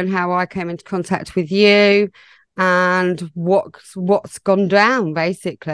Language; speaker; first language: English; native; English